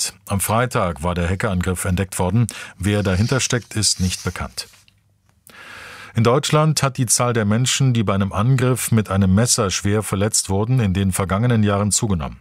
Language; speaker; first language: German; native; German